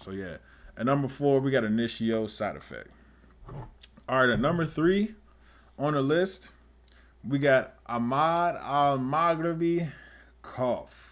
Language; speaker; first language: English; native; English